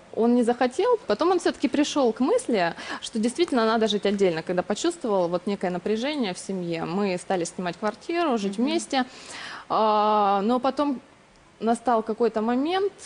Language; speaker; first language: Russian; native; Russian